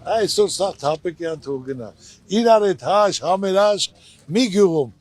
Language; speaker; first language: Armenian; native; Armenian